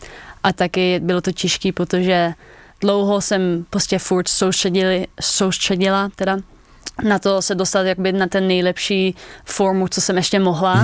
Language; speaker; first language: Czech; early bilingual, heritage; Dutch